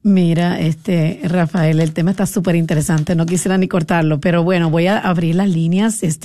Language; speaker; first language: Spanish; native; Spanish